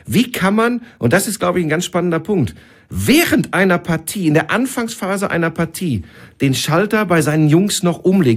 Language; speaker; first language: German; native; German